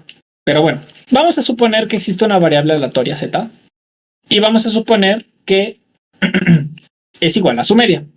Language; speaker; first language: Spanish; native; Spanish